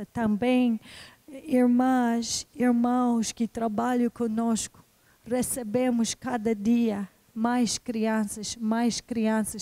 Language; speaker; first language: Portuguese; non-native, fluent; English